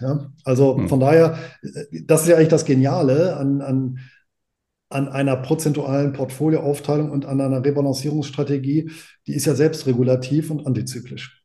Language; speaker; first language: German; native; German